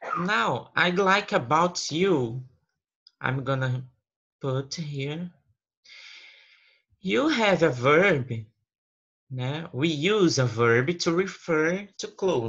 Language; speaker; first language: English; non-native, fluent; Portuguese